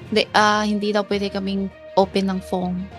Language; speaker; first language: Filipino; non-native, learner; Chinese